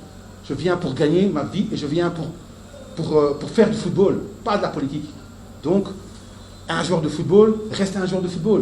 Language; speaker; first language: French; native; French